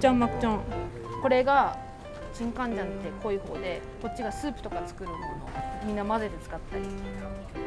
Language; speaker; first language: Japanese; native; Japanese